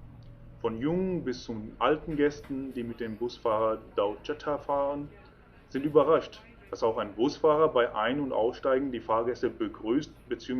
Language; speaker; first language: German; native; German